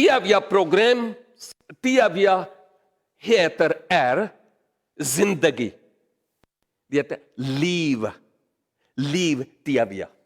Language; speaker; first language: Swedish; non-native, learner; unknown